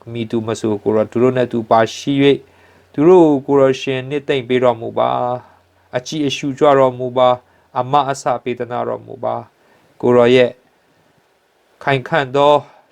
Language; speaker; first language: Burmese; non-native, local second language; Hakha Chin